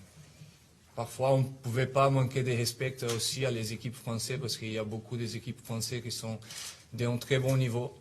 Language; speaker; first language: French; non-native, fluent; Italian